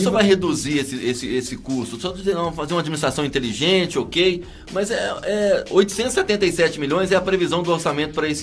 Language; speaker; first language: Portuguese; native; Portuguese